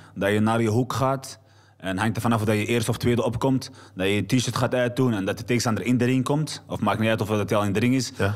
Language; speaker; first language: Dutch; early bilingual, other home language; Arabic